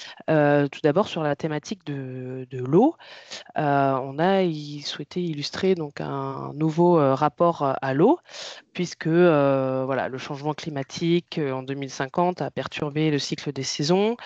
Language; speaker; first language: French; native; French